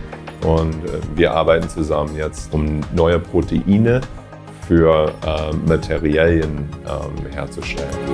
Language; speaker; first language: German; non-native, fluent; English